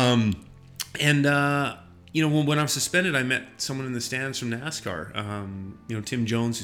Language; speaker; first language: English; native; English